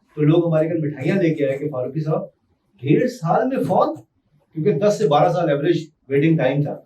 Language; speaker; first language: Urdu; non-native, local second language; Punjabi